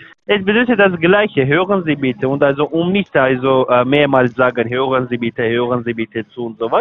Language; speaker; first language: German; non-native, learner; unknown